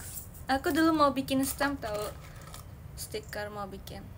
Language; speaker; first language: Indonesian; early bilingual, heritage; Indonesian